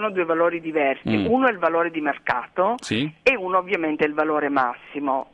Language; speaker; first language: Italian; native; Italian